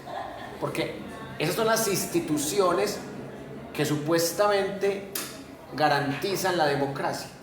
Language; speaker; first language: Spanish; native; Spanish